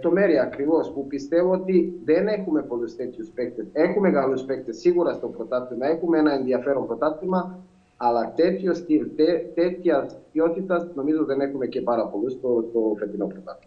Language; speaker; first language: Greek; non-native, fluent; Serbian